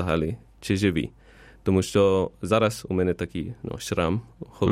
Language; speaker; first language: Ukrainian; non-native, fluent; Spanish